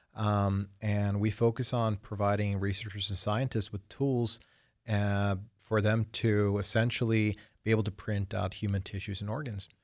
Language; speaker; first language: English; early bilingual, other home language; Swedish